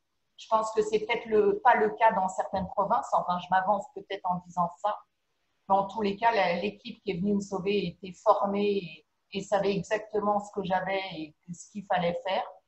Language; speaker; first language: French; native; French